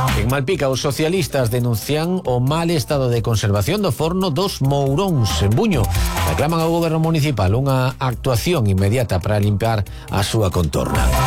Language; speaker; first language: Galician; native; Galician